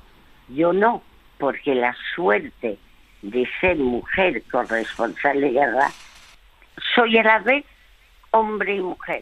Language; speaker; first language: Spanish; early bilingual, other home language; French